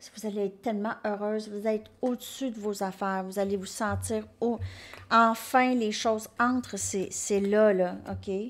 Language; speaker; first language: French; native; French